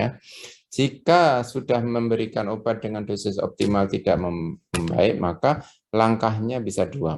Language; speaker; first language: Indonesian; native; Indonesian